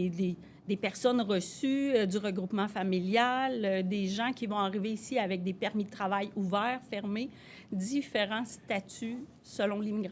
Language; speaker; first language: French; native; French